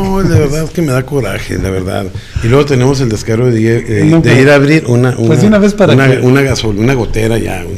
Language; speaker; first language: Spanish; native; Spanish